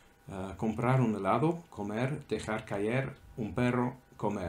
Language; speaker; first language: Spanish; non-native, fluent; English